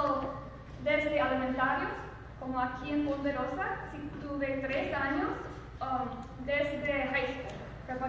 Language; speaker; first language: Spanish; early bilingual, other home language; English